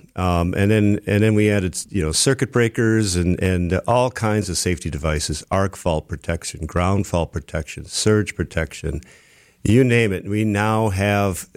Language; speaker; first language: English; native; English